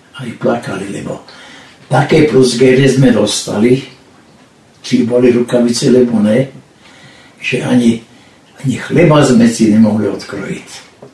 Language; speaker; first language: Slovak; non-native, local second language; Hungarian